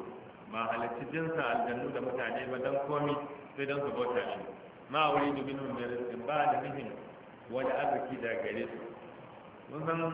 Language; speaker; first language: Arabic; non-native, fluent; Hausa